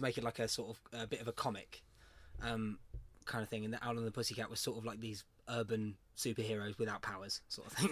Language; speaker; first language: English; native; English